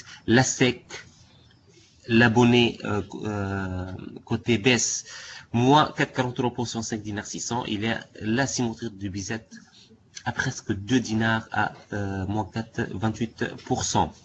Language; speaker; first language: French; non-native, local second language; Arabic